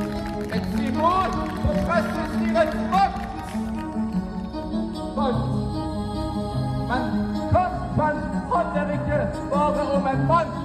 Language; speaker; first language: Norwegian; non-native, fluent; Persian